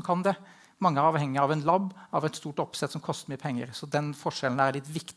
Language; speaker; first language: Norwegian; native; Norwegian